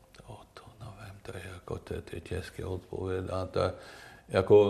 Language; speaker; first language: Czech; non-native, learner; Swedish